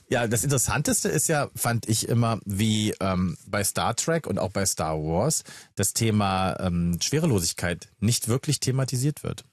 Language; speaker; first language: German; native; German